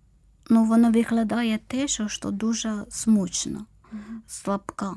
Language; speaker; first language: Ukrainian; non-native, learner; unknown